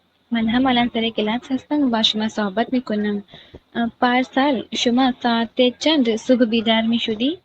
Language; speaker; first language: Persian; non-native, learner; Urdu